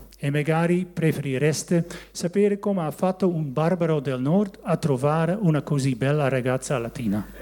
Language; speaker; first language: Italian; non-native, learner; Dutch